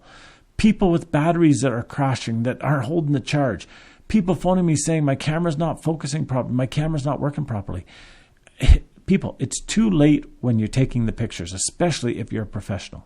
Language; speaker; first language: English; native; English